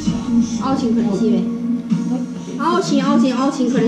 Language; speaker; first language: Russian; non-native, learner; Chinese